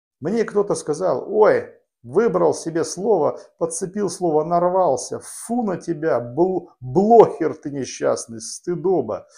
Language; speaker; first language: Russian; native; Russian